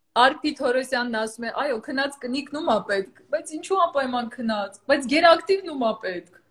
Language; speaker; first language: Armenian; native; Armenian